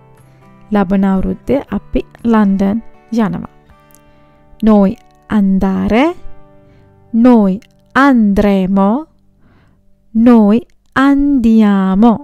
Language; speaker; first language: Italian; non-native, fluent; Sinhala